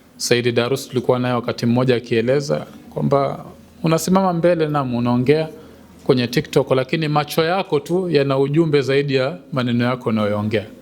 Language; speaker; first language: Swahili; native; Swahili